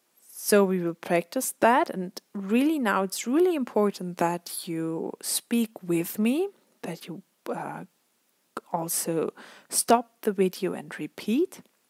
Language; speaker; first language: English; non-native, fluent; German